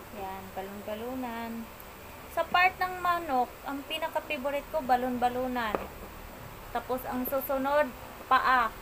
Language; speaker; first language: Filipino; non-native, local second language; Cebuano